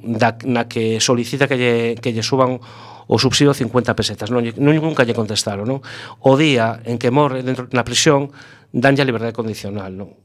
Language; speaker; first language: Galician; native; Galician